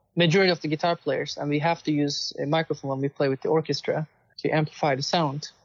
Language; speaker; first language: English; non-native, fluent; Turkish